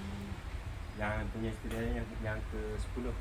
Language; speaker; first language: Malay; native; Malay